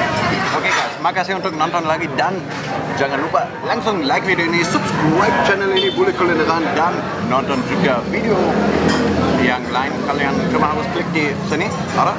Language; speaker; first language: Indonesian; non-native, fluent; German